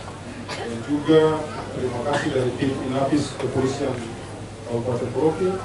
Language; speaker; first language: Indonesian; native; Indonesian